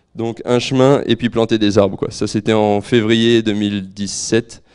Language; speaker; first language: French; native; French